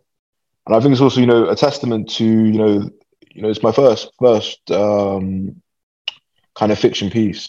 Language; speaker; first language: English; native; English